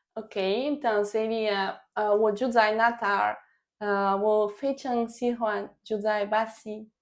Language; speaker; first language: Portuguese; non-native, fluent; French